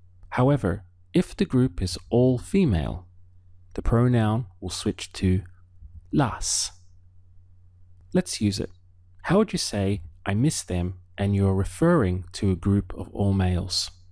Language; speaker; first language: English; native; English